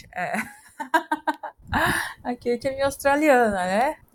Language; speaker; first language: Portuguese; native; Portuguese